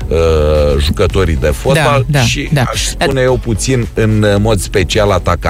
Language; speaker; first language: Romanian; native; Romanian